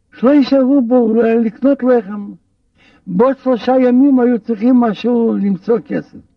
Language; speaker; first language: Hebrew; non-native, fluent; Russian